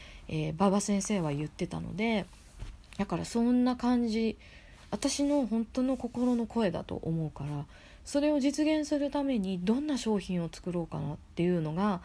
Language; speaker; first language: Japanese; native; Japanese